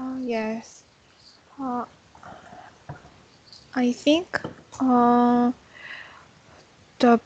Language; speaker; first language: English; non-native, learner; Korean